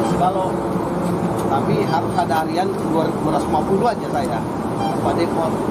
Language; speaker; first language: Indonesian; non-native, local second language; Buginese